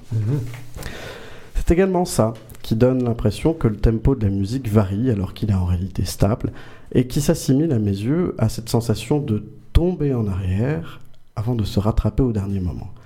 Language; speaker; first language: French; native; French